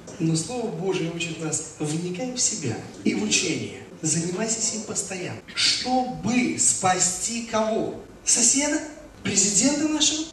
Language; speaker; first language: Russian; native; Russian